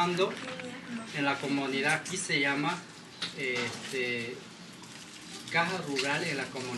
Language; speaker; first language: Spanish; non-native, local second language; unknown